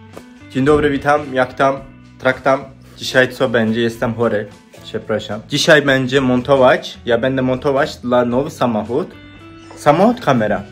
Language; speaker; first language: Polish; non-native, learner; Turkish